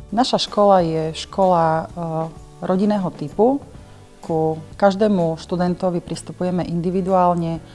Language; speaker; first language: Slovak; native; Slovak